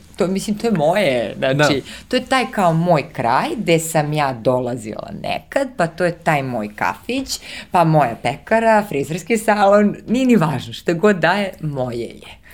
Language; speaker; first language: Serbian; early bilingual, heritage; Serbian